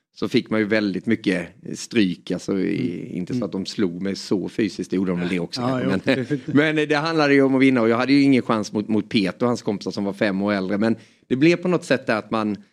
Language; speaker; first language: Swedish; native; Swedish